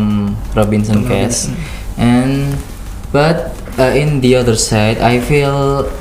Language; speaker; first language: English; non-native, learner; Indonesian